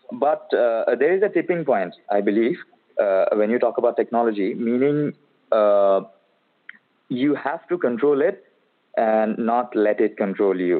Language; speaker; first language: English; non-native, local second language; Assamese